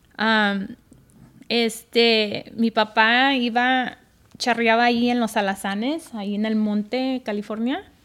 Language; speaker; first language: Spanish; early bilingual, heritage; Spanish